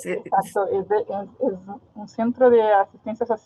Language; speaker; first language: Spanish; non-native, fluent; Portuguese